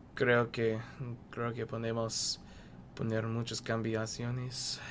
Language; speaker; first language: Spanish; non-native, learner; English